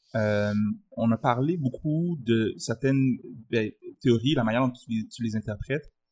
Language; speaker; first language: French; native; French